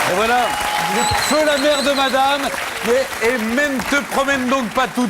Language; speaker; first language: French; native; French